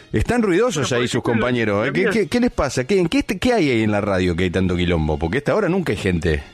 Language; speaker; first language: Spanish; native; Spanish